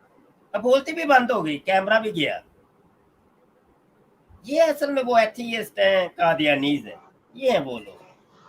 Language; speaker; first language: Hindi; non-native, local second language; Punjabi